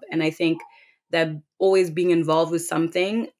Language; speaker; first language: English; non-native, local second language; Tswana